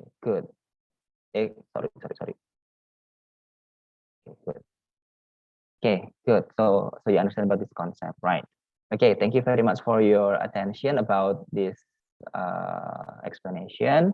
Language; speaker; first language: English; non-native, learner; Indonesian